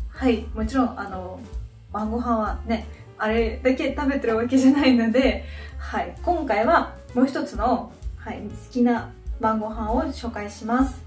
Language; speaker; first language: Japanese; non-native, fluent; Russian